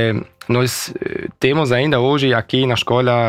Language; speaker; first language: Portuguese; early bilingual, heritage; Portuguese